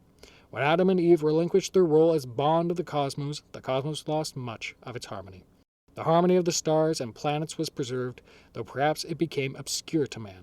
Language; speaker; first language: English; native; English